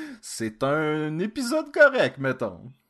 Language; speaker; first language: French; native; French